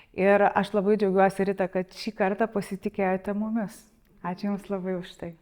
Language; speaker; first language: Lithuanian; native; Lithuanian